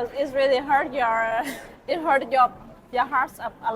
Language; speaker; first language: English; non-native, learner; Vietnamese